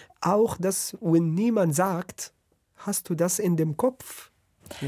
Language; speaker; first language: German; non-native, learner; Arabic